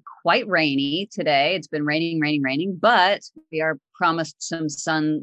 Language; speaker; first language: English; native; English